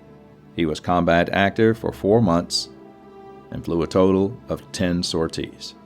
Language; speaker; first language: English; native; English